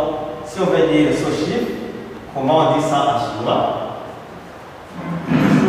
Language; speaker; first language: French; non-native, local second language; Rundi